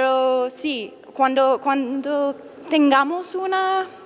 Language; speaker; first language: Spanish; non-native, fluent; English